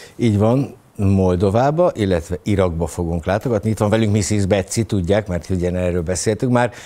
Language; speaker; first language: Hungarian; native; Hungarian